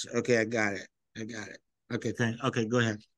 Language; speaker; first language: English; native; English